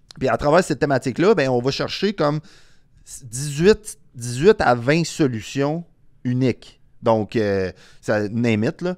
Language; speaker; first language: French; native; French